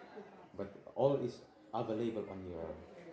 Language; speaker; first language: English; non-native, learner; Indonesian